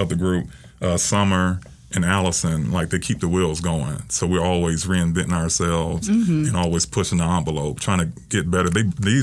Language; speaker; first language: English; native; English